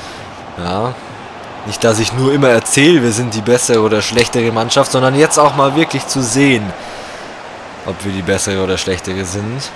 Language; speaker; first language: German; native; German